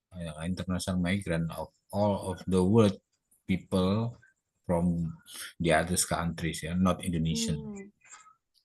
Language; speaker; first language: English; non-native, learner; Indonesian